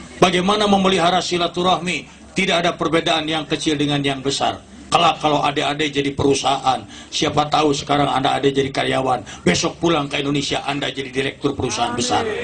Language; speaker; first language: Indonesian; non-native, local second language; Sundanese